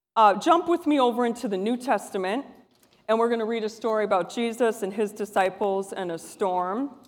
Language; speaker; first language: English; native; English